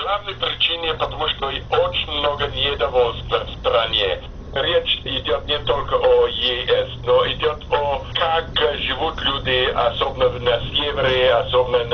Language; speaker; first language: Russian; non-native, fluent; English